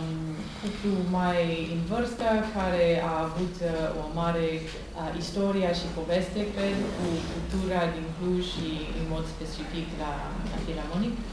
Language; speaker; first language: Romanian; non-native, learner; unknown